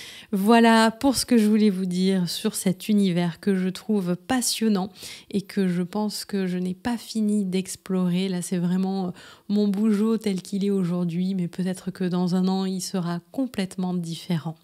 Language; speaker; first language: French; native; French